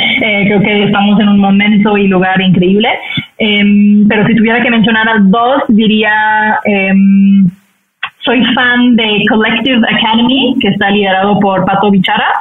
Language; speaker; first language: Spanish; non-native, fluent; French